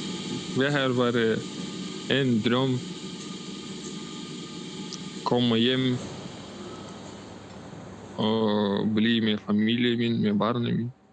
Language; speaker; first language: Norwegian; non-native, learner; Russian